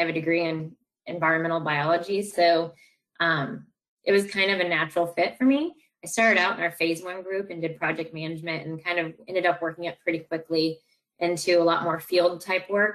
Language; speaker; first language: English; native; English